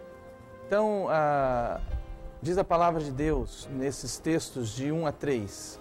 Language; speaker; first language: Portuguese; native; Portuguese